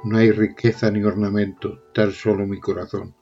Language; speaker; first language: Spanish; non-native, local second language; Catalan